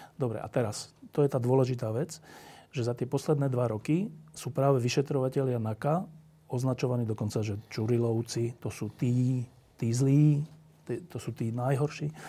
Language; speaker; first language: Slovak; native; Slovak